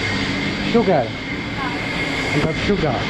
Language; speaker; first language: English; non-native, learner; Polish